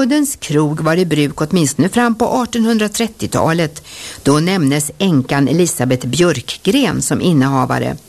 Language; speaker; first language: Swedish; native; Swedish